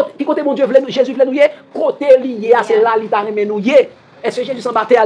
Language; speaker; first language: French; non-native, local second language; Haitian Creole